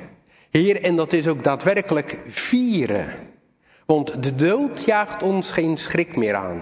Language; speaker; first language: Dutch; native; Dutch